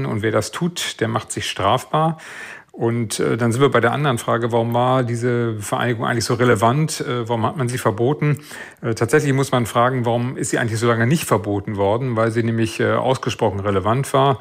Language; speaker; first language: German; native; German